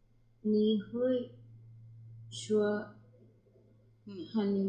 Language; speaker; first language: Chinese; non-native, learner; Tamil